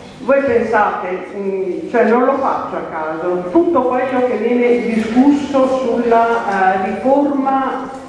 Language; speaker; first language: Italian; native; Italian